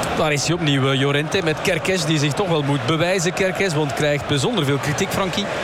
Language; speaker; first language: Dutch; native; Dutch